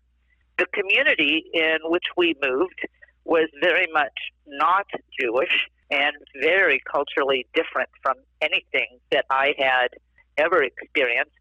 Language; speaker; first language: English; native; English